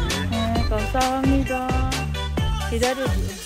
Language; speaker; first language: Korean; non-native, learner; Filipino